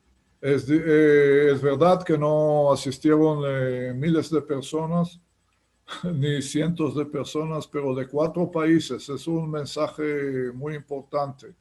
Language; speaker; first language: Spanish; non-native, fluent; Hebrew